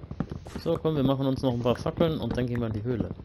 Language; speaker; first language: German; native; German